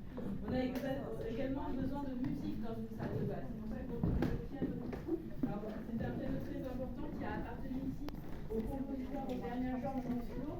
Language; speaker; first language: French; native; French